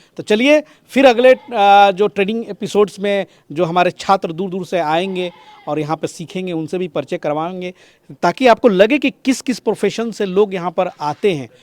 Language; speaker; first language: Hindi; native; Hindi